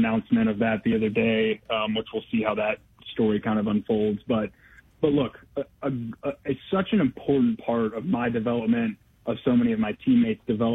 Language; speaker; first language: English; native; English